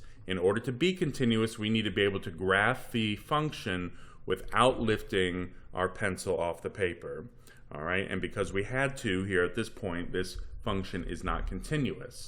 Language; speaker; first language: English; native; English